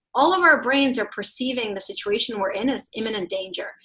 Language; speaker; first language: English; non-native, fluent; Russian